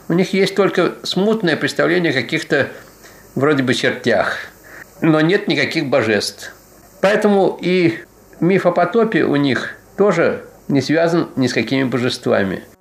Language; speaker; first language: Russian; native; Russian